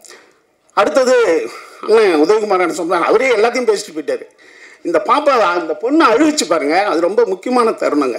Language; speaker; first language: Tamil; native; Tamil